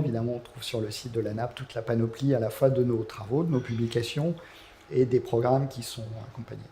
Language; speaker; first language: French; native; French